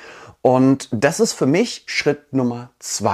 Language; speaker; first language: German; native; German